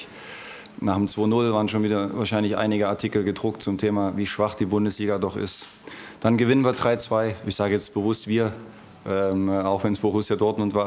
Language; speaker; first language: German; native; German